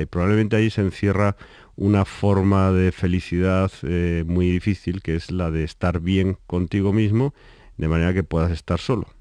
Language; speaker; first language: Spanish; native; Spanish